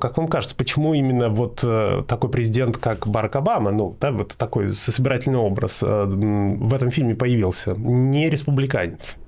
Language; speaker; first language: Russian; native; Russian